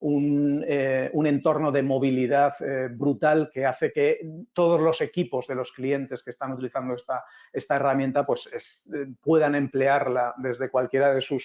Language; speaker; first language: Spanish; native; Spanish